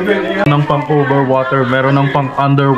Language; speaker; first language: Filipino; native; Filipino